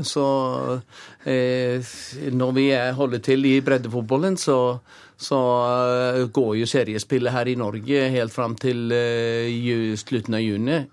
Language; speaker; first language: Norwegian; native; Norwegian